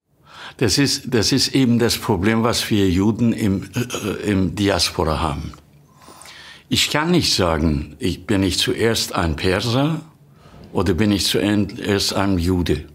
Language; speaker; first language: German; non-native, fluent; Persian